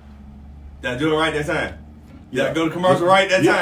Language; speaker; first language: English; native; English